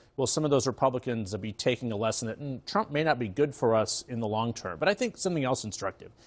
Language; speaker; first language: English; native; English